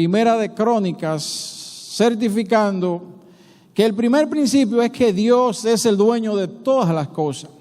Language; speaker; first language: Spanish; native; Spanish